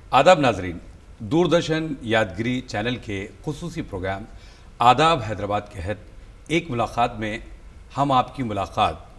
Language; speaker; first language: Hindi; native; Hindi